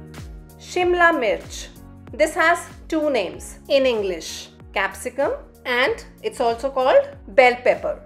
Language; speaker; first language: English; non-native, local second language; Hindi